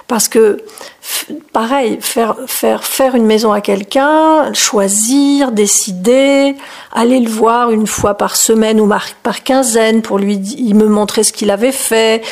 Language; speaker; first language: French; native; French